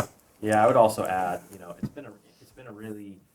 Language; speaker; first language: English; native; English